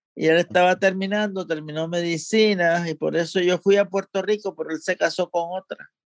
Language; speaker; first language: Spanish; native; Spanish